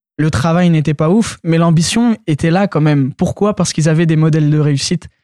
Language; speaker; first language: French; early bilingual, other home language; Arabic